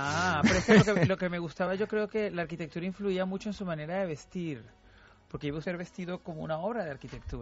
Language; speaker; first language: Spanish; native; Spanish